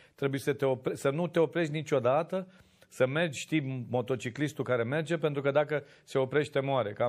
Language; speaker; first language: Romanian; native; Romanian